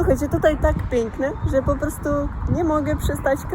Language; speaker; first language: Polish; non-native, learner; Ukrainian